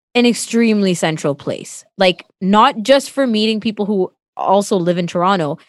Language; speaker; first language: English; non-native, fluent; Tamil